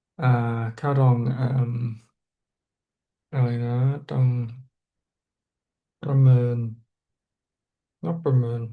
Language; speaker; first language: Thai; non-native, learner; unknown